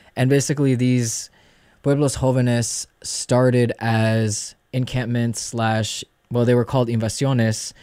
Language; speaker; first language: English; early bilingual, other home language; Spanish